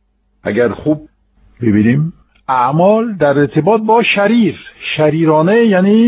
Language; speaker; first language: Persian; non-native, fluent; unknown